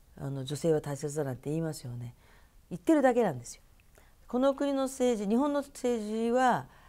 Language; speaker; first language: Japanese; native; Japanese